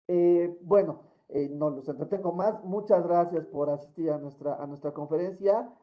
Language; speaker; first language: Spanish; native; Spanish